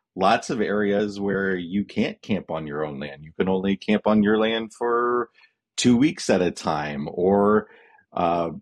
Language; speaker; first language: English; native; English